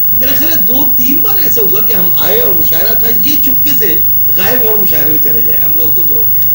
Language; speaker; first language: Urdu; non-native, local second language; Punjabi